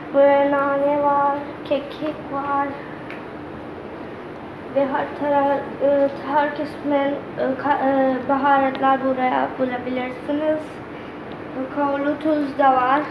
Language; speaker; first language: Turkish; non-native, learner; Urdu